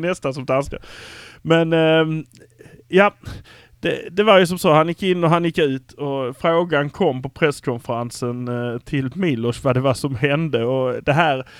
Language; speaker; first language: Swedish; native; Swedish